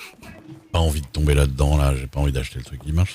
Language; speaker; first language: French; native; French